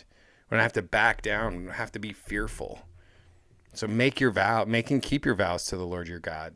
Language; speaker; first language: English; native; English